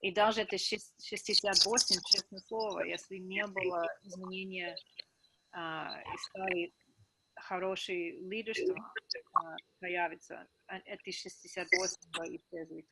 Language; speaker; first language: Russian; non-native, fluent; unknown